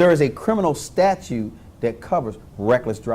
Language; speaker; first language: English; native; English